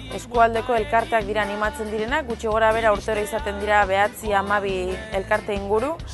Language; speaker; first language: Basque; native; Basque